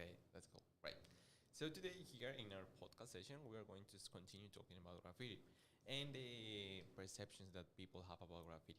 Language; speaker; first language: English; non-native, fluent; Spanish